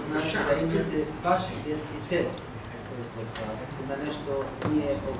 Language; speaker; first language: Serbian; non-native, learner; Arabic